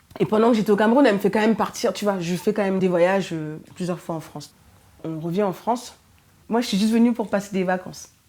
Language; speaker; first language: French; early bilingual, other home language; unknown